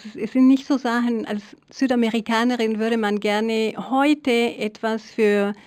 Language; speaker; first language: German; non-native, fluent; Spanish